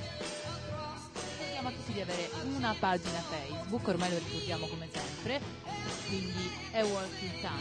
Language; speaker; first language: Italian; native; Italian